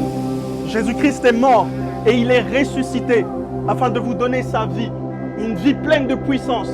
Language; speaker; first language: French; native; French